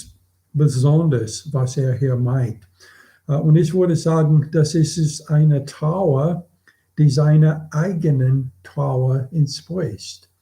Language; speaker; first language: German; non-native, fluent; English